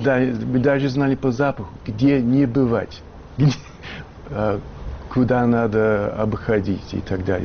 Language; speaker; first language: Russian; non-native, fluent; English